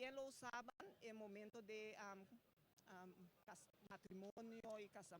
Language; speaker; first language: Spanish; non-native, fluent; Papiamento